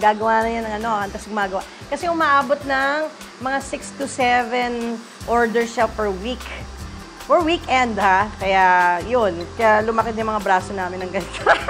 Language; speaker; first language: Filipino; native; Filipino